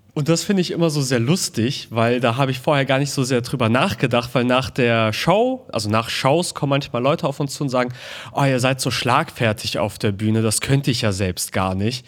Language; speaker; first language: German; early bilingual, other home language; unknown